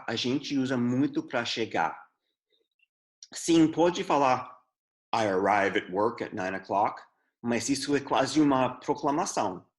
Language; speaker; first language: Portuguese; non-native, fluent; English